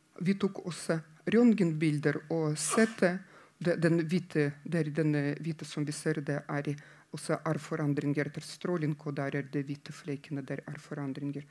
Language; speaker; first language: Norwegian; non-native, fluent; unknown